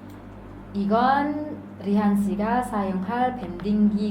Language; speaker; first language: Korean; non-native, fluent; Indonesian